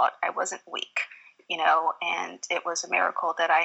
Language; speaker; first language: English; native; English